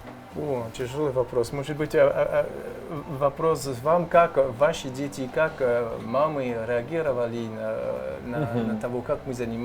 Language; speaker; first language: Russian; non-native, learner; French